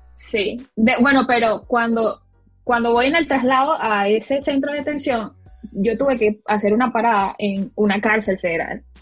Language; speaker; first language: Spanish; native; Spanish